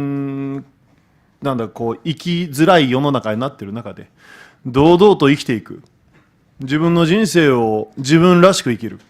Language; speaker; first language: Japanese; native; Japanese